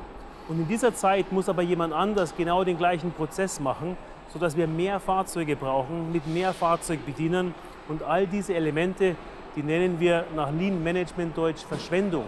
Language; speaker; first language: German; native; German